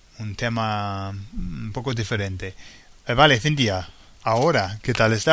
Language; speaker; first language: Spanish; non-native, fluent; English